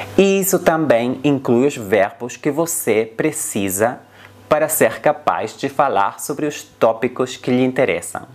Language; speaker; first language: Portuguese; non-native, fluent; Spanish